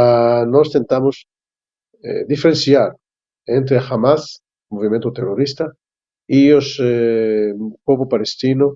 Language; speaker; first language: Portuguese; non-native, fluent; Hebrew